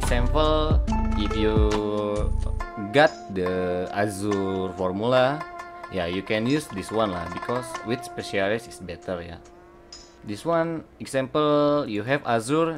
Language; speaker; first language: English; non-native, learner; Indonesian